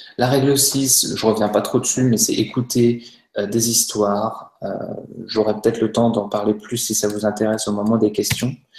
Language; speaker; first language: French; native; French